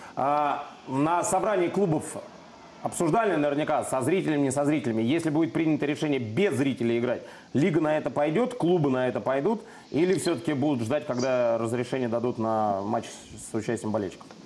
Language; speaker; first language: Russian; native; Russian